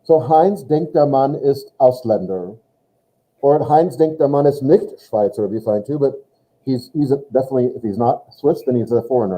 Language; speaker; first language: German; non-native, fluent; English